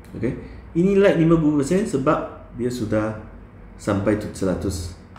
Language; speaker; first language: Malay; non-native, local second language; Chinese